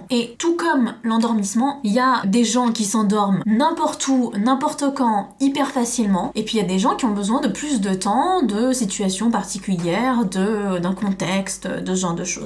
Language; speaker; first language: French; native; French